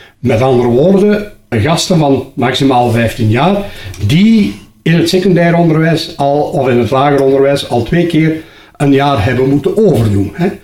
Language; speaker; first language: Dutch; native; Dutch